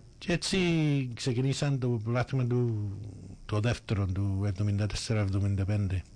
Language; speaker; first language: Greek; early bilingual, heritage; Greek